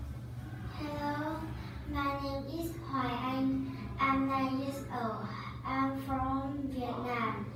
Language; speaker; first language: English; non-native, learner; Vietnamese